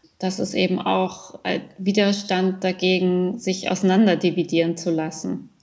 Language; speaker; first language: German; early bilingual, other home language; Persian